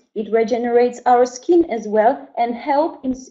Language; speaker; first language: English; non-native, fluent; Polish